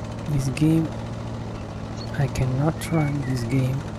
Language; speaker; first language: English; non-native, learner; Italian